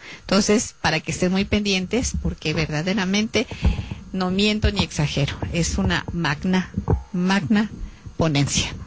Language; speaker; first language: Spanish; native; Spanish